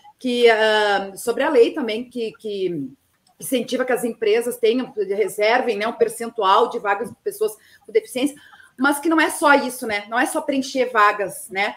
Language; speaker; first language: Portuguese; native; Portuguese